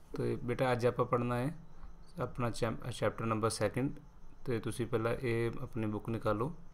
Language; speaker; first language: Hindi; non-native, local second language; Punjabi